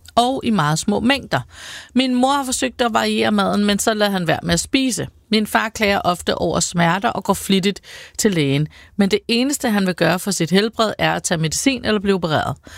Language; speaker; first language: Danish; native; Danish